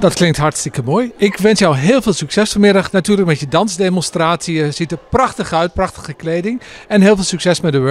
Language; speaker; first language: Dutch; native; Dutch